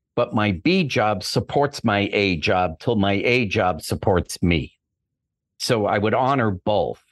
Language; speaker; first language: English; native; English